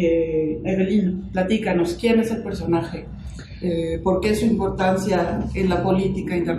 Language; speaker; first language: Spanish; native; Spanish